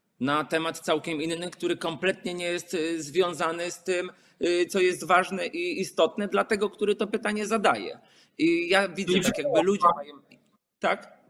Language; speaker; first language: Polish; native; Polish